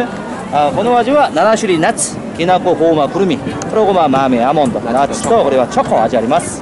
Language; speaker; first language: Japanese; non-native, learner; Korean